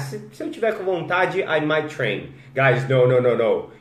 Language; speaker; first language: English; non-native, fluent; Portuguese